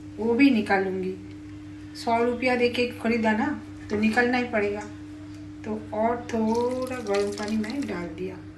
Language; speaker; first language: Hindi; non-native, local second language; Bangla